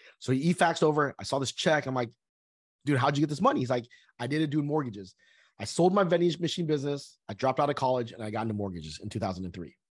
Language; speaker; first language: English; early bilingual, other home language; Vietnamese